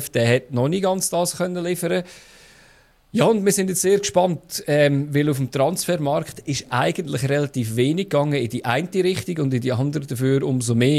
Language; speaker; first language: German; native; German